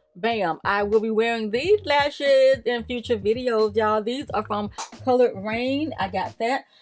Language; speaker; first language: English; native; English